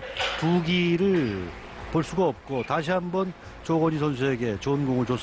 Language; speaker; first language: Korean; native; Korean